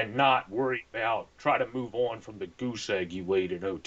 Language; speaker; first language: English; native; English